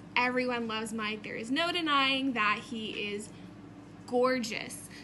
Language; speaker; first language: English; native; English